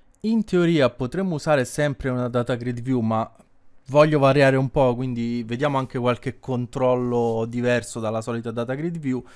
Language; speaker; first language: Italian; native; Italian